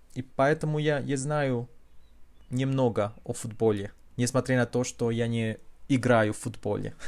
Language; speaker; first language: Russian; non-native, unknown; Spanish